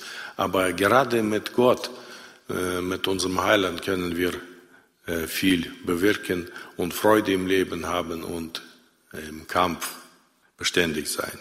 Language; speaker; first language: German; non-native, fluent; Russian